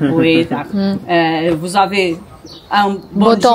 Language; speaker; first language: French; non-native, learner; Portuguese